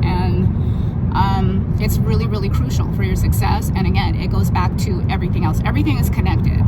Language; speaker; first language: English; native; English